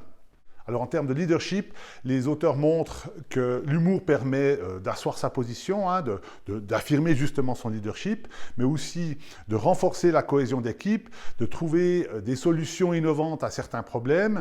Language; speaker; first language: French; native; French